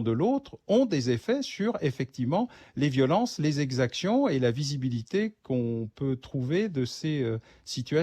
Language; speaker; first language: French; native; French